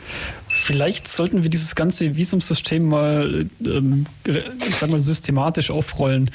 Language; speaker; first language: German; native; German